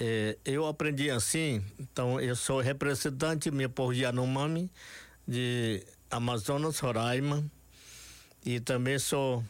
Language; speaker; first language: Portuguese; non-native, local second language; Yanomámi